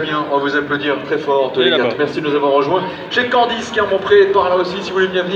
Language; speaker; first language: French; native; French